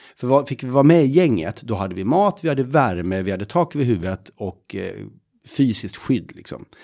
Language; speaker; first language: Swedish; native; Swedish